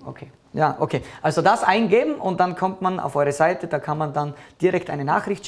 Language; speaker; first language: German; native; German